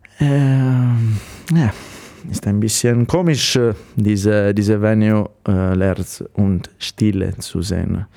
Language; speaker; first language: German; non-native, fluent; Italian